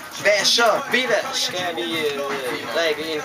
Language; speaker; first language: Danish; native; Danish